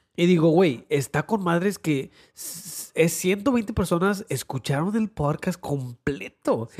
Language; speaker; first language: Spanish; early bilingual, heritage; Spanish